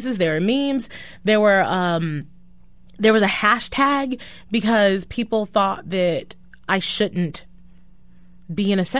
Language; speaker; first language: English; native; English